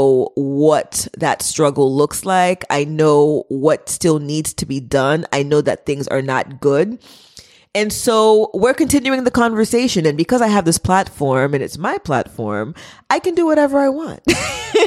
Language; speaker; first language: English; early bilingual, other home language; Haitian Creole